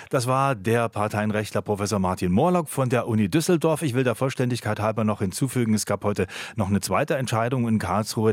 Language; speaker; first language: German; native; German